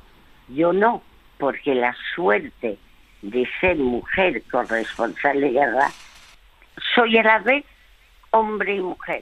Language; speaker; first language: Spanish; early bilingual, other home language; French